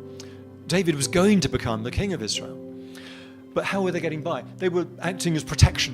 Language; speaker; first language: English; native; English